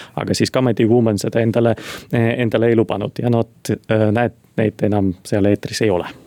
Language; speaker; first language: Estonian; non-native, local second language; Russian